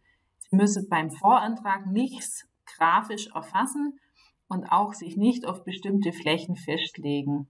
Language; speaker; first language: German; native; German